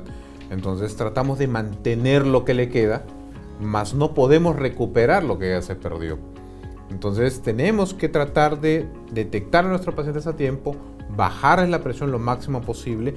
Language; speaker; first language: Spanish; native; Spanish